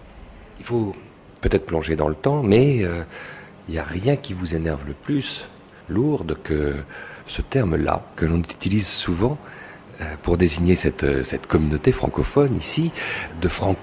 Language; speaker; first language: French; native; French